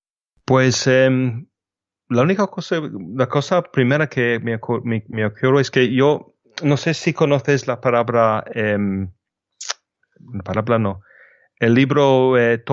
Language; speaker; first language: Spanish; non-native, fluent; English